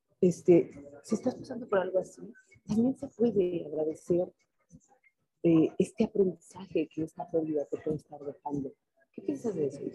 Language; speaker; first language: Spanish; native; Spanish